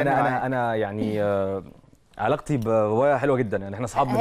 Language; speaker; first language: Arabic; native; Arabic